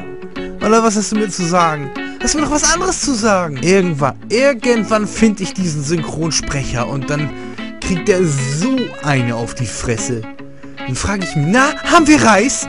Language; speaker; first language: German; native; German